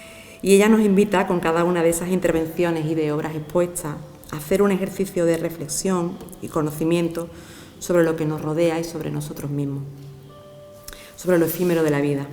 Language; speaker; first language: Spanish; native; Spanish